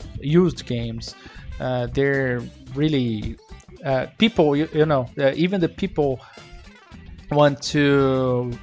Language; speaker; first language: English; non-native, fluent; Portuguese